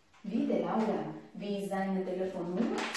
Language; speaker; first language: German; non-native, learner; Spanish